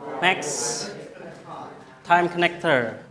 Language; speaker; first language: English; non-native, learner; Indonesian